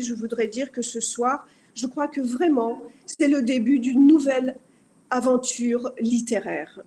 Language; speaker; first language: French; native; French